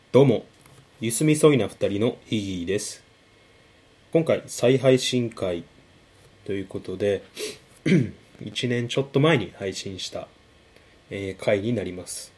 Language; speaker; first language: Japanese; native; Japanese